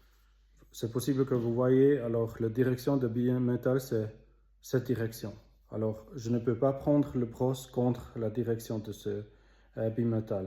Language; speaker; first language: French; non-native, local second language; German